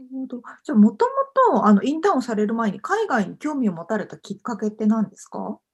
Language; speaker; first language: Japanese; native; Japanese